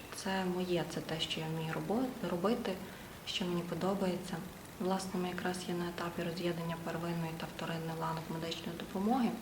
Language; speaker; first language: Ukrainian; native; Ukrainian